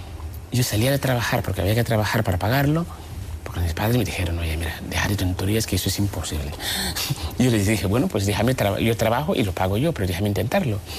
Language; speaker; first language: Spanish; non-native, fluent; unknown